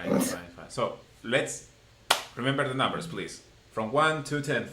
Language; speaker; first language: English; non-native, fluent; Spanish